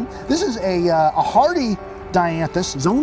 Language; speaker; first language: English; native; English